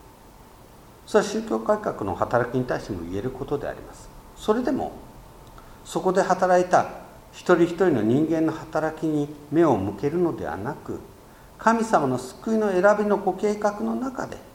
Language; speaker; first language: Japanese; native; Japanese